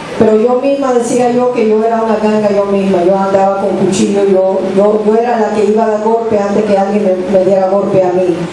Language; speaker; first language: Spanish; early bilingual, heritage; English